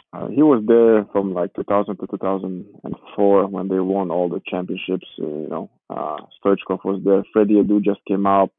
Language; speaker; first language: English; non-native, fluent; Georgian